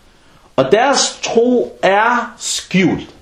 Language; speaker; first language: Danish; early bilingual, other home language; Arabic